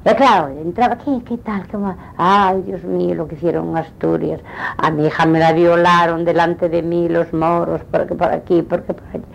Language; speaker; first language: Spanish; non-native, local second language; Galician